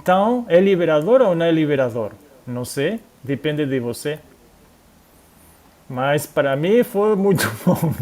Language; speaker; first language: Portuguese; non-native, fluent; Spanish